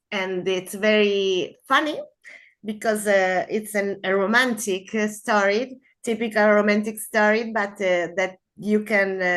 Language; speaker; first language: English; non-native, learner; Spanish